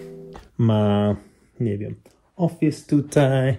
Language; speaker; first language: Polish; non-native, learner; English